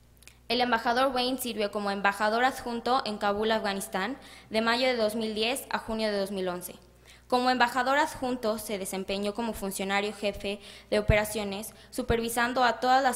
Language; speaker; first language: Spanish; native; Spanish